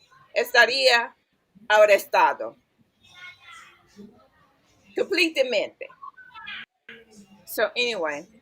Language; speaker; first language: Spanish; non-native, learner; English